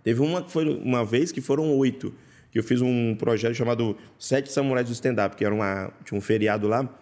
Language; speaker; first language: Portuguese; native; Portuguese